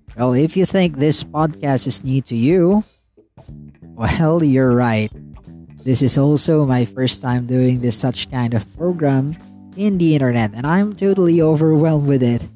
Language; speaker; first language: English; non-native, local second language; Filipino